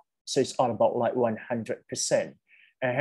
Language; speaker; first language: English; non-native, fluent; Thai